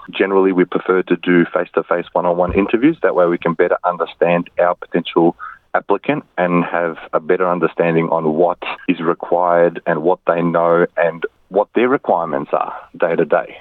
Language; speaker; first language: English; early bilingual, other home language; Macedonian